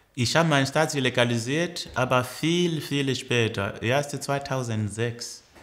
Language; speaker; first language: German; early bilingual, other home language; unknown